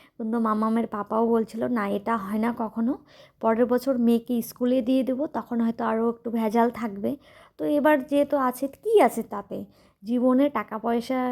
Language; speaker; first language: Bangla; native; Bangla